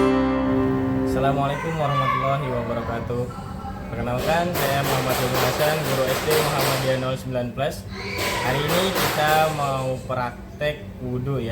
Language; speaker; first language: Indonesian; native; Indonesian